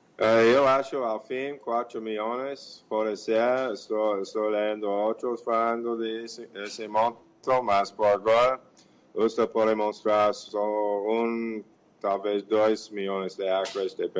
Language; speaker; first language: Portuguese; non-native, fluent; English